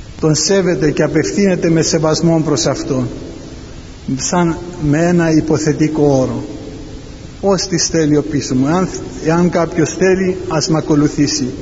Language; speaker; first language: Greek; non-native, fluent; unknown